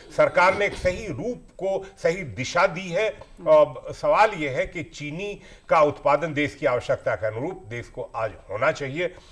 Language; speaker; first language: Hindi; native; Hindi